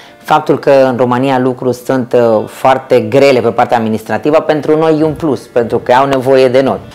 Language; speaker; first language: Romanian; non-native, fluent; Spanish